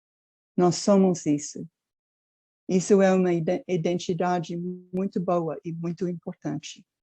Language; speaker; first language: Portuguese; non-native, fluent; English